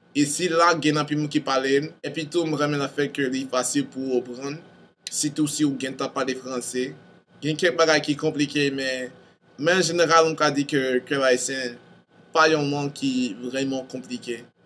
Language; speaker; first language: Portuguese; non-native, fluent; English